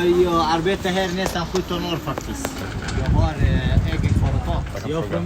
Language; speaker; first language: Swedish; non-native, learner; Kurdish